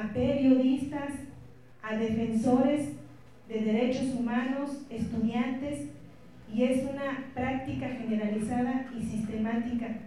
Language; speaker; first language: Spanish; native; Spanish